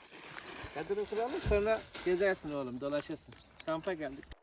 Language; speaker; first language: Turkish; native; Turkish